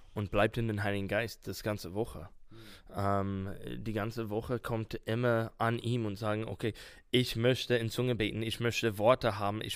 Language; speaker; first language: German; non-native, learner; English